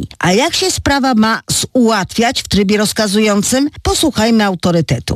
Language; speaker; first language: Polish; native; Polish